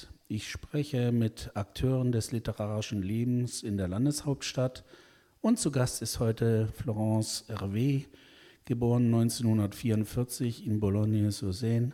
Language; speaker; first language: German; native; German